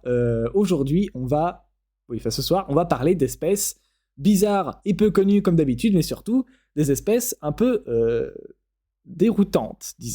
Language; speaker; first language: French; native; French